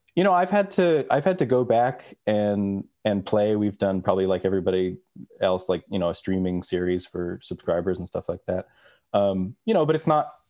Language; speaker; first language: English; native; English